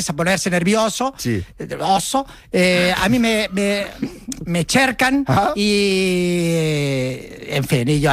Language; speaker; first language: Spanish; native; Spanish